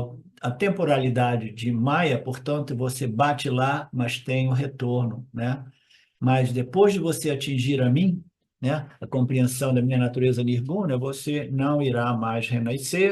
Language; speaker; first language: Portuguese; native; Portuguese